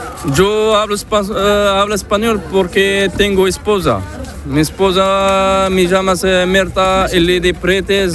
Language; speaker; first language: Spanish; non-native, learner; Arabic